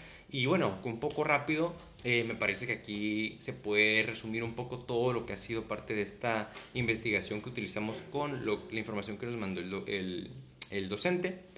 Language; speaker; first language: Spanish; native; Spanish